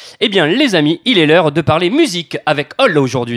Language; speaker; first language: French; native; French